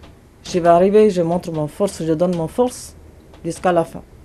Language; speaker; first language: French; non-native, learner; Tamil